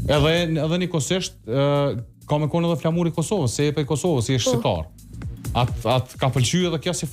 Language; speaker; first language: Albanian; native; Albanian